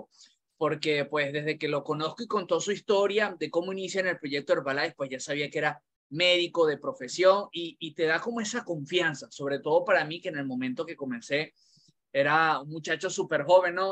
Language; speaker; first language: Spanish; native; Spanish